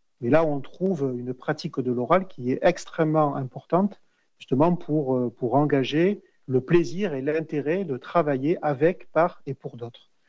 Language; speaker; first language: French; native; French